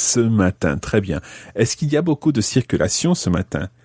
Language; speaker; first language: French; non-native, fluent; English